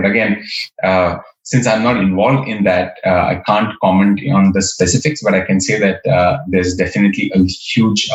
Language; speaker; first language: English; non-native, local second language; Marathi